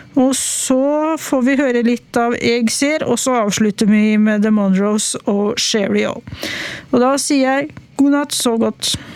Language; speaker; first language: Norwegian; native; Norwegian